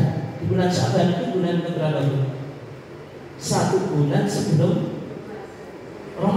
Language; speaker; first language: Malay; non-native, local second language; Javanese